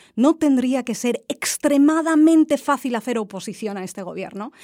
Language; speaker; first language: Spanish; native; Spanish